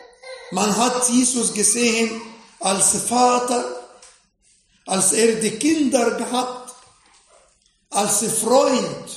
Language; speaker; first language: German; non-native, fluent; Arabic